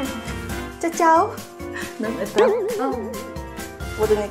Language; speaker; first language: Spanish; non-native, learner; Korean